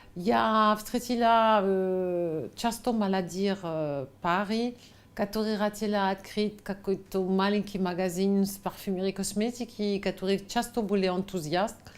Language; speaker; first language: Russian; non-native, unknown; French